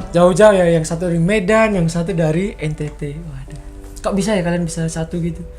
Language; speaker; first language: Indonesian; native; Indonesian